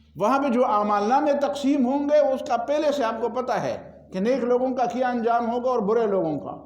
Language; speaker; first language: Urdu; non-native, local second language; Pashto